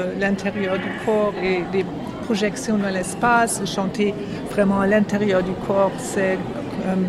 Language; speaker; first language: French; non-native, fluent; German